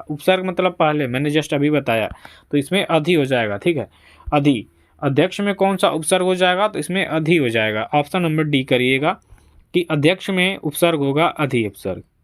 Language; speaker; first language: Hindi; native; Hindi